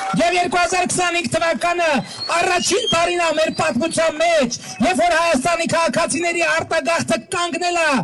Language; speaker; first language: Armenian; native; Armenian